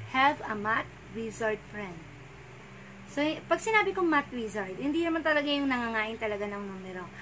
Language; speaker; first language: Filipino; native; Filipino